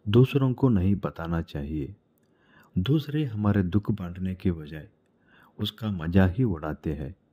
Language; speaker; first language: Hindi; non-native, local second language; Telugu